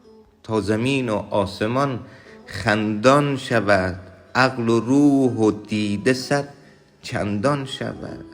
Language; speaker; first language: Persian; native; Persian